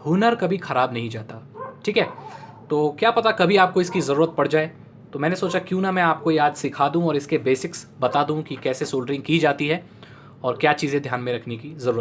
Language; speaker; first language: Hindi; native; Hindi